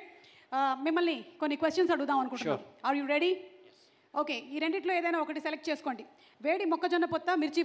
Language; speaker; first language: Telugu; native; Telugu